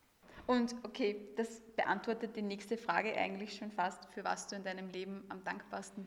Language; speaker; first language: German; native; German